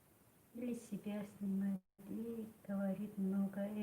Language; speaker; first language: Russian; non-native, learner; Tajik